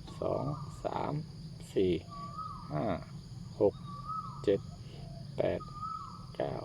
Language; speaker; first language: Thai; native; Thai